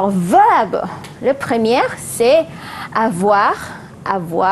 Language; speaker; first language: French; non-native, fluent; Malay